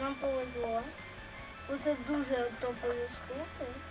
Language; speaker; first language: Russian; non-native, local second language; Ukrainian